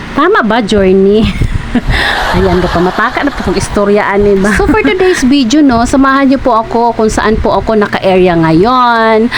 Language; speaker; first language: Filipino; non-native, local second language; Cebuano